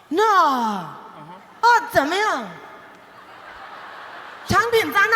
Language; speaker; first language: Chinese; non-native, learner; English